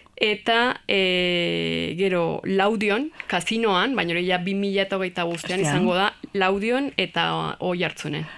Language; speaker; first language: Basque; non-native, learner; Spanish